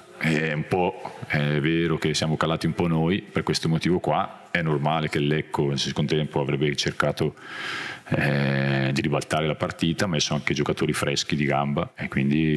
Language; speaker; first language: Italian; native; Italian